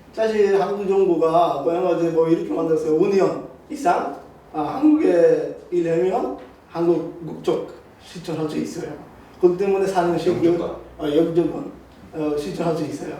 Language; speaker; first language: Korean; non-native, learner; Bangla